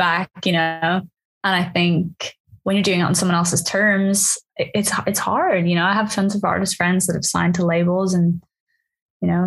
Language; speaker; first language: English; native; English